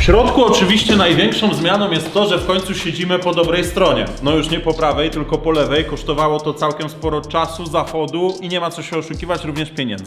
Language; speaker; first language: Polish; native; Polish